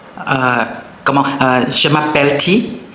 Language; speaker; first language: French; non-native, learner; Thai